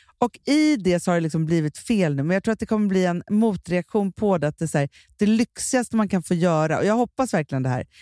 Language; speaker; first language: Swedish; native; Swedish